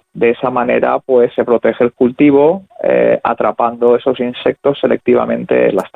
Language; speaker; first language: Spanish; native; Spanish